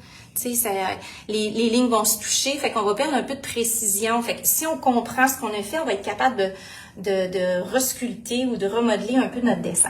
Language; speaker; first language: French; native; French